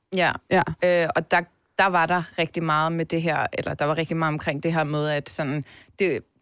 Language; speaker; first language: Danish; native; Danish